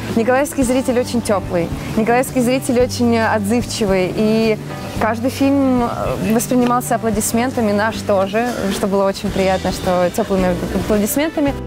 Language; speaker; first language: Russian; native; Russian